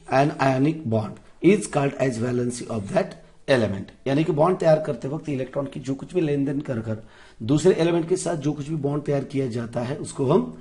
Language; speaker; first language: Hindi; non-native, local second language; Marathi